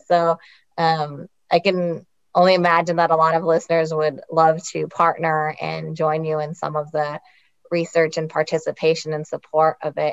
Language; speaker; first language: English; native; English